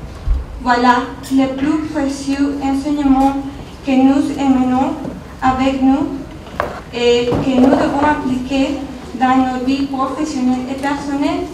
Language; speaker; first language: French; non-native, learner; Spanish